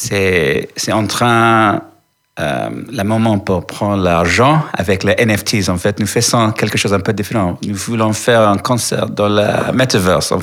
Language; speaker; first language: French; non-native, learner; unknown